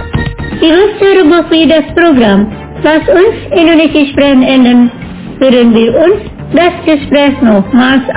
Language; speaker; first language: German; non-native, learner; Indonesian